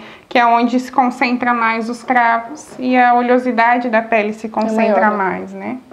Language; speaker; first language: Portuguese; native; Portuguese